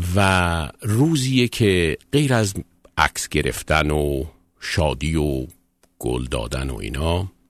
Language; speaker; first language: Persian; native; Persian